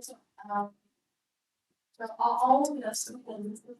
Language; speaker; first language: English; non-native, learner; Vietnamese